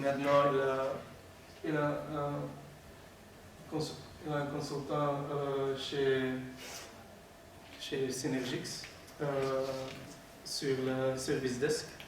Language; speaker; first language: French; non-native, learner; Dutch